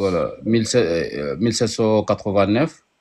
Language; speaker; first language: French; non-native, learner; Arabic